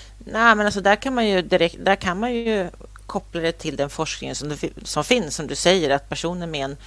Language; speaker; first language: Swedish; native; Swedish